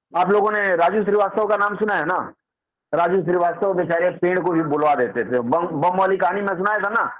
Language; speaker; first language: Hindi; native; Hindi